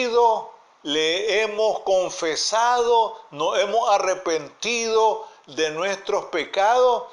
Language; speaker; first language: Spanish; native; Spanish